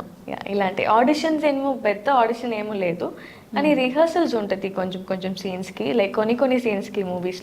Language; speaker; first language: Telugu; non-native, learner; Tamil